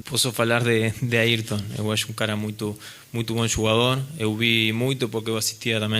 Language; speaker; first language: Portuguese; non-native, fluent; Spanish